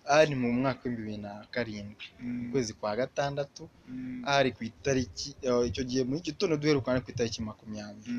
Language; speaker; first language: Kinyarwanda; early bilingual, heritage; Swahili